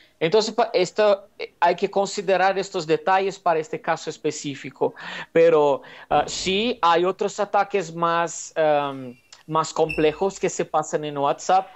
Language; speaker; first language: Spanish; non-native, fluent; Portuguese